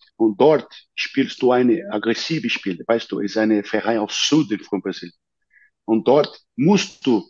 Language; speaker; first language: German; non-native, learner; Portuguese